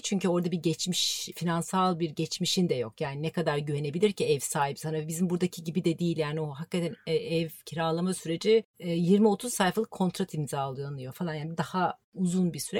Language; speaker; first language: Turkish; native; Turkish